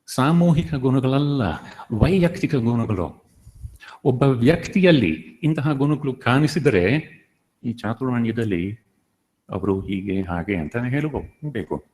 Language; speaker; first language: Kannada; non-native, fluent; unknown